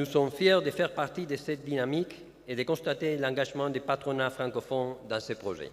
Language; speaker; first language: French; non-native, fluent; Spanish